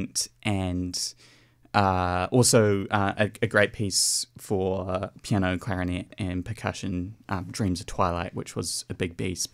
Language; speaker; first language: English; native; English